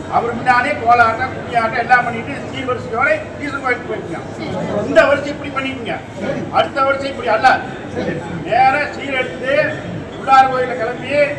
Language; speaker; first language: Tamil; native; Tamil